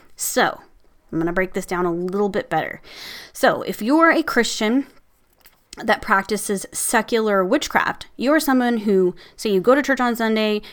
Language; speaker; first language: English; native; English